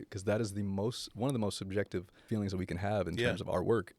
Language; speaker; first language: English; native; English